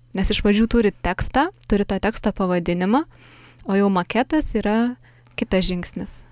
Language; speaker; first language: Lithuanian; native; Lithuanian